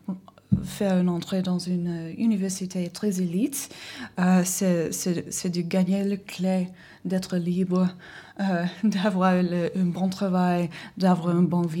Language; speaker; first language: French; non-native, learner; English